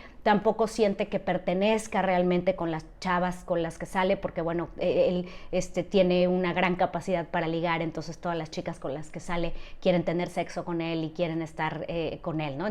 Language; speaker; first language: Spanish; native; Spanish